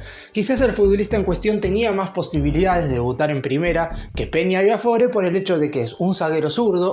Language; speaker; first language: Spanish; native; Spanish